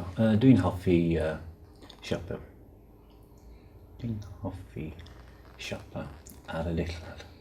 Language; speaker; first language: Welsh; non-native, learner; English